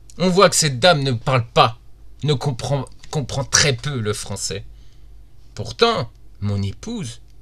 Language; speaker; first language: French; native; French